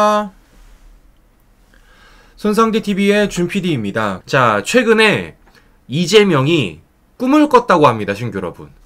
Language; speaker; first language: Korean; native; Korean